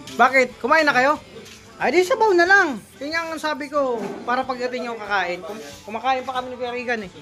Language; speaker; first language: Filipino; non-native, local second language; Cebuano